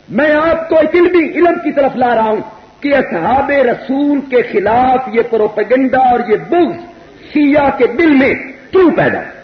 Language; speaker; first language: Urdu; non-native, local second language; Punjabi